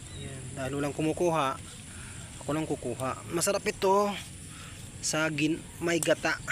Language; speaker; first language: Filipino; non-native, local second language; Bikol